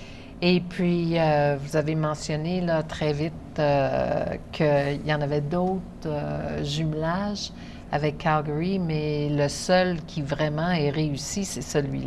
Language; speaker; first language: French; native; French